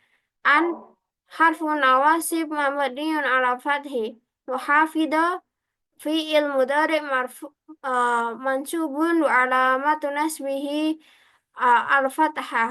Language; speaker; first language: Arabic; non-native, learner; Indonesian